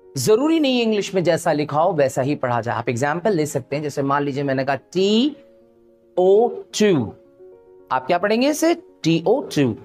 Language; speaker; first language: Hindi; native; Hindi